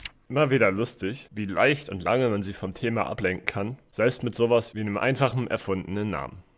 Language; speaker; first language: German; native; German